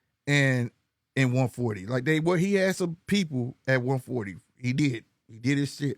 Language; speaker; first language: English; native; English